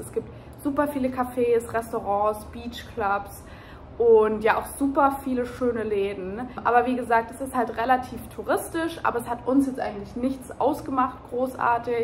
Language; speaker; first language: German; native; German